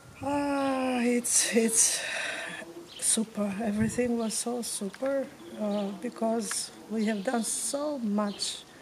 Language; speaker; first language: English; non-native, fluent; Albanian